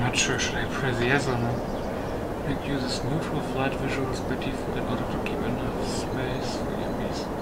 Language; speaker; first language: English; non-native, fluent; German